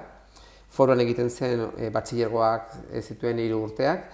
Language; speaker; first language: Basque; non-native, local second language; Spanish